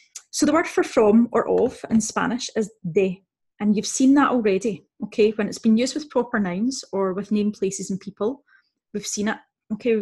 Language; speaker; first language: English; native; English